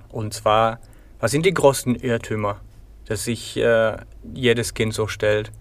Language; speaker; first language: German; non-native, fluent; Bulgarian